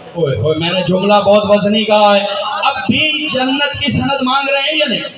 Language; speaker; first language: Urdu; native; Urdu